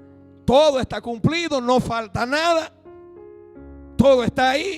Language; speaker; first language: Spanish; native; Spanish